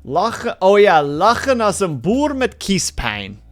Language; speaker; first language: Dutch; non-native, learner; English